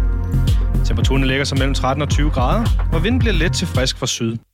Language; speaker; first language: Danish; native; Danish